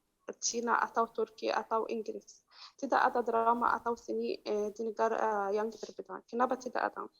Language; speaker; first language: Indonesian; non-native, learner; Arabic